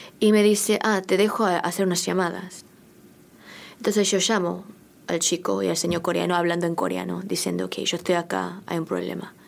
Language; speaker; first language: Spanish; early bilingual, other home language; Korean